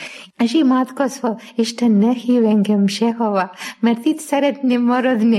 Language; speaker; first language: Hungarian; non-native, learner; Malayalam